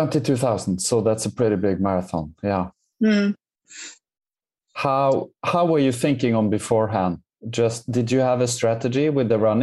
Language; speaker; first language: English; non-native, fluent; Norwegian